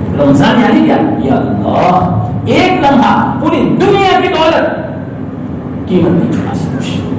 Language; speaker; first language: Urdu; non-native, local second language; Gujarati